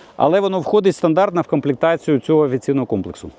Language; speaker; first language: Ukrainian; native; Ukrainian